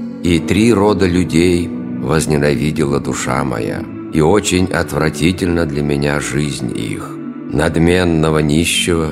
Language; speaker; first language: Russian; native; Russian